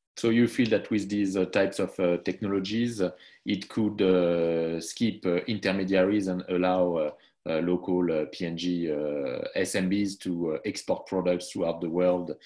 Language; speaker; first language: English; non-native, fluent; French